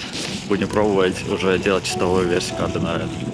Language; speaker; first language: Russian; native; Russian